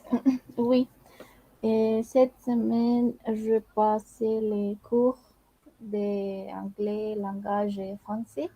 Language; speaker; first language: French; non-native, learner; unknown